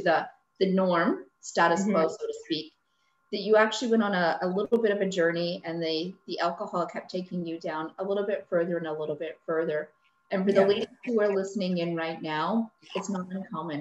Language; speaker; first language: English; native; English